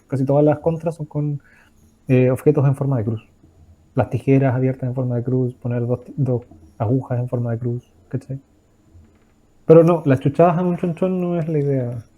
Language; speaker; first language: Spanish; native; Spanish